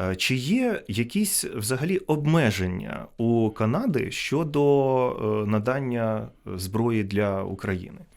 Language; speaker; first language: Ukrainian; native; Ukrainian